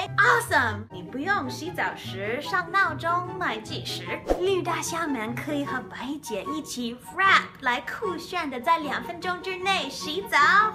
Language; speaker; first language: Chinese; non-native, fluent; English